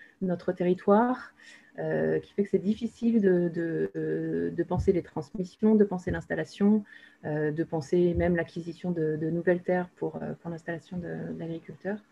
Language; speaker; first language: French; native; French